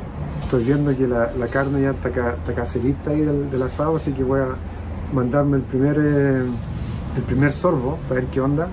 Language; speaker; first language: Spanish; native; Spanish